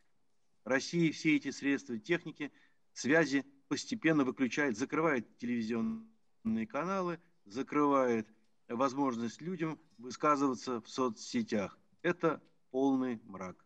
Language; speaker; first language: Russian; native; Russian